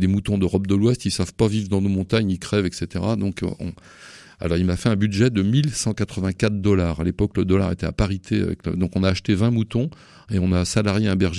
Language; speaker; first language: French; native; French